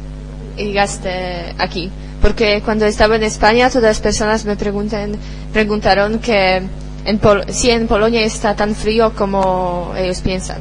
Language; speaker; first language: Spanish; non-native, learner; Polish